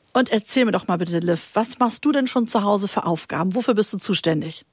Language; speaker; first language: German; native; German